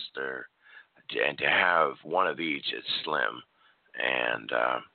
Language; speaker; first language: English; native; English